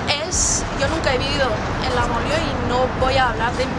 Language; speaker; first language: Spanish; non-native, fluent; French